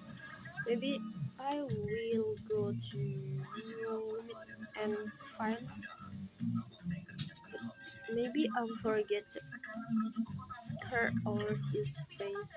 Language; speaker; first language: English; non-native, learner; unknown